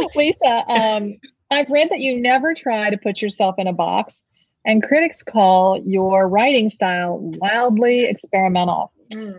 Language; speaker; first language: English; native; English